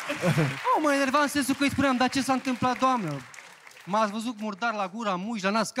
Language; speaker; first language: Romanian; native; Romanian